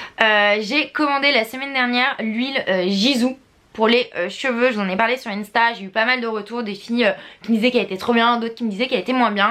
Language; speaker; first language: French; native; French